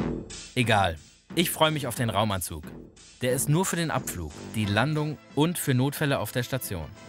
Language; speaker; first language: German; native; German